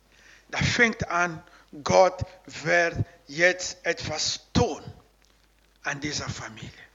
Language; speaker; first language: German; non-native, learner; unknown